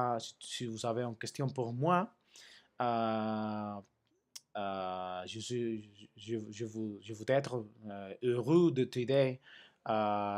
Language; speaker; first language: French; non-native, learner; Spanish